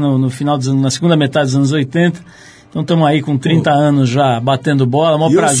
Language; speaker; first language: Portuguese; native; Portuguese